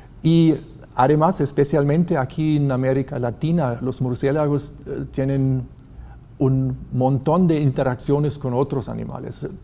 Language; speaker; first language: Spanish; non-native, fluent; German